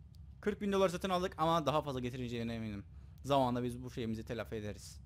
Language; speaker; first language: Turkish; native; Turkish